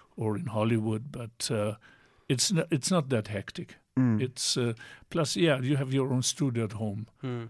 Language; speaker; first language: English; non-native, fluent; Italian